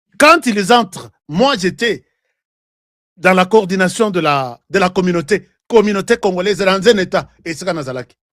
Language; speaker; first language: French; non-native, local second language; Lingala